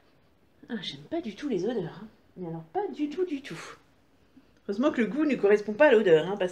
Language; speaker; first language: French; native; French